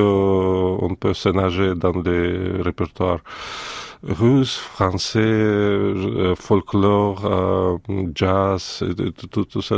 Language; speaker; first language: French; non-native, fluent; Russian